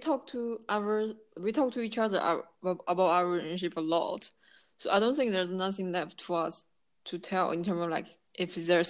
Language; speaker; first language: English; non-native, fluent; Chinese